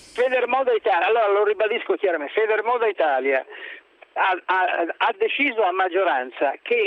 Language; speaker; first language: Italian; native; Italian